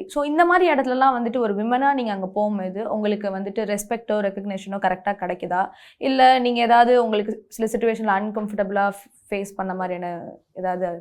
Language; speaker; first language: Tamil; native; Tamil